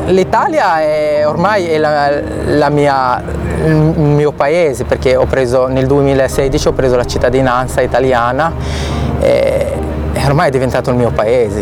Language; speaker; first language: Italian; non-native, fluent; Arabic